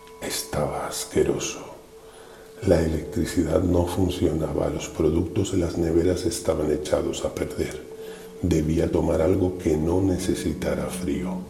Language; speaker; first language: Spanish; native; Spanish